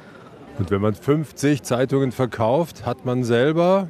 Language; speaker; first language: German; native; German